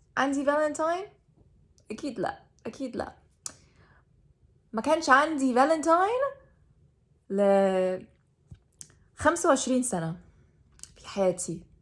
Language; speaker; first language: Egyptian Arabic; non-native, learner; English